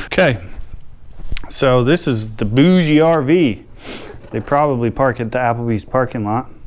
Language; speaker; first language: English; native; English